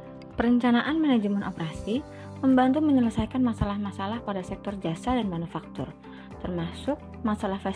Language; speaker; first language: Indonesian; native; Indonesian